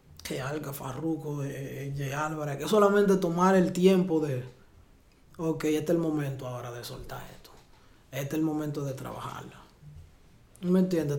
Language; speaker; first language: Spanish; early bilingual, heritage; Spanish